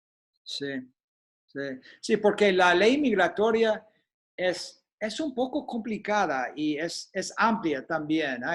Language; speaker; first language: Spanish; non-native, fluent; English